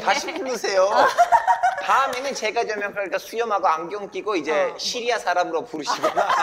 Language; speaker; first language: Korean; non-native, fluent; Turkish